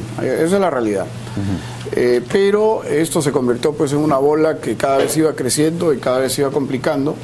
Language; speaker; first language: Spanish; native; Spanish